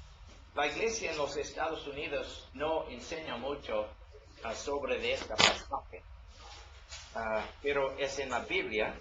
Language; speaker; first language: Spanish; non-native, learner; English